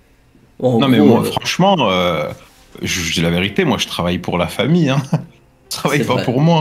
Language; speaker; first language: French; native; French